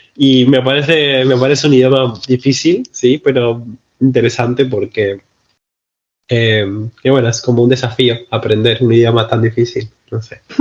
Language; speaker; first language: Spanish; native; Spanish